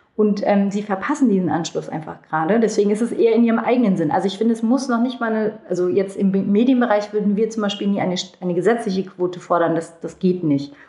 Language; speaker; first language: German; early bilingual, other home language; Turkish